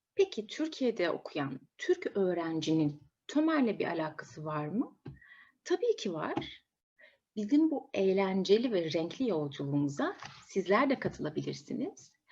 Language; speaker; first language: Turkish; native; Turkish